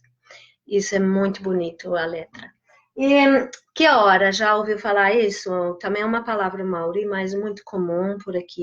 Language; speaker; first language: Portuguese; non-native, fluent; English